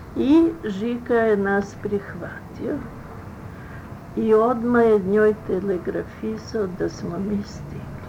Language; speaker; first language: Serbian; early bilingual, other home language; Russian